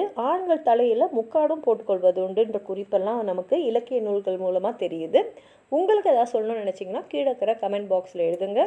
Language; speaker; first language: Tamil; native; Tamil